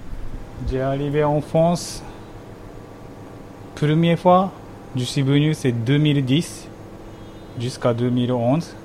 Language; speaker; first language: French; non-native, fluent; Japanese